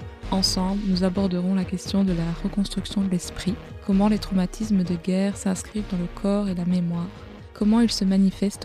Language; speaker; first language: French; native; French